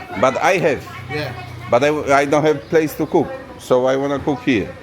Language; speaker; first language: English; non-native, learner; Polish